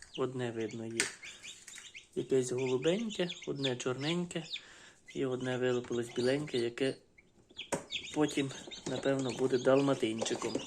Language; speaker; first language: Ukrainian; non-native, local second language; Russian